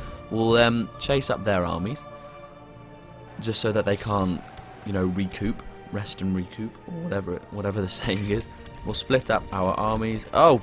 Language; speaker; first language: English; native; English